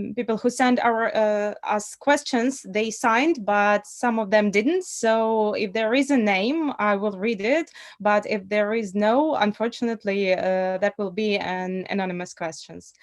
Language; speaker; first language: English; non-native, fluent; Russian